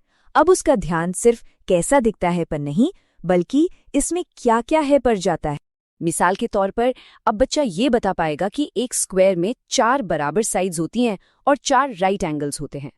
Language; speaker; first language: Hindi; native; Hindi